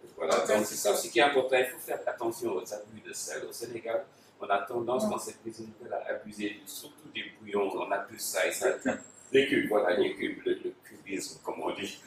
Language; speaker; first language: French; non-native, local second language; Wolof